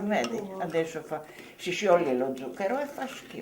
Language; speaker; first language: Italian; non-native, local second language; Slovenian